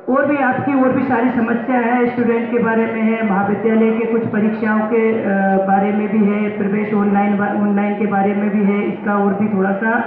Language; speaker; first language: Hindi; native; Hindi